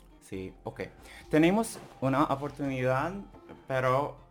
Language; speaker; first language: Spanish; non-native, learner; English